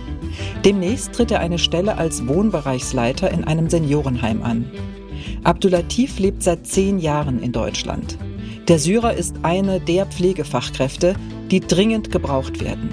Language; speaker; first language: German; native; German